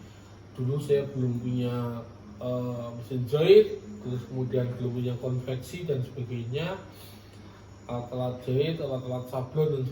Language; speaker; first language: Indonesian; native; Indonesian